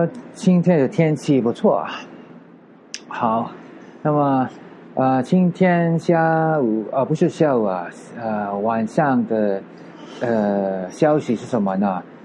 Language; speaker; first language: Chinese; non-native, learner; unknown